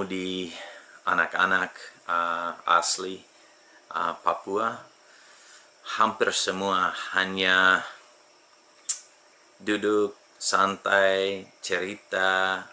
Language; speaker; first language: Indonesian; non-native, fluent; English